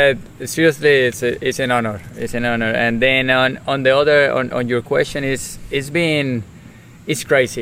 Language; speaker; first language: English; non-native, fluent; Spanish